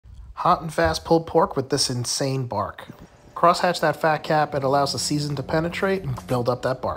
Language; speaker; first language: English; native; English